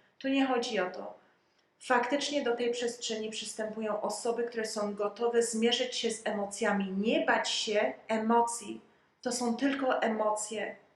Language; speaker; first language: Polish; early bilingual, heritage; Polish